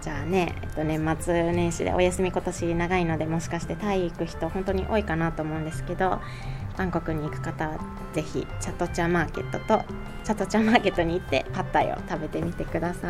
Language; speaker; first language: Japanese; native; Japanese